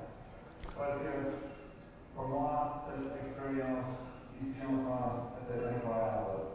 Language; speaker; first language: French; non-native, learner; English